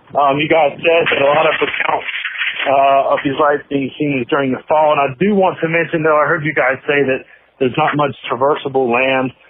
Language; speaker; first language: English; native; English